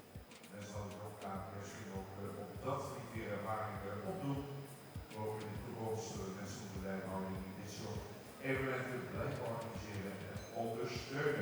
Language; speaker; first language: Dutch; native; Dutch